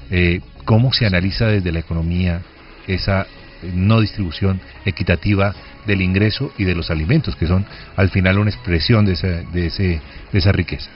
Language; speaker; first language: Spanish; native; Spanish